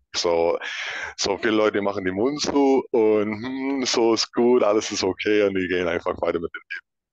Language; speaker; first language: German; non-native, fluent; English